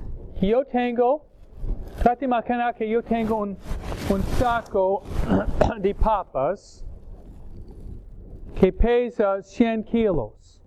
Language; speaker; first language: Spanish; non-native, fluent; English